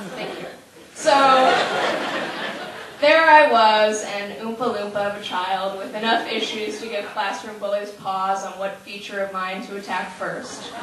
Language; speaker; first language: English; native; English